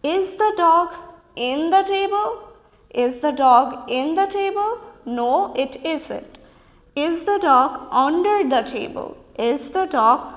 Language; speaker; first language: English; non-native, local second language; Bangla